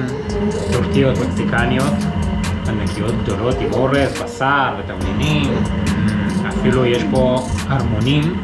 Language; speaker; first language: Hebrew; native; Hebrew